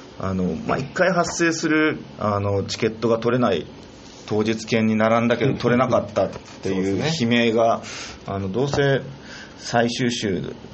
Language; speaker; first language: Japanese; native; Japanese